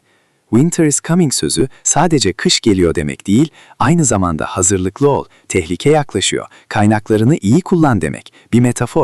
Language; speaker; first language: Turkish; native; Turkish